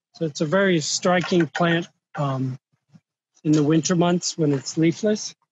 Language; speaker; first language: English; native; English